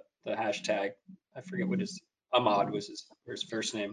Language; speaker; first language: English; native; English